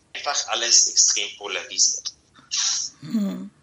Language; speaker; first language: German; non-native, fluent; Bulgarian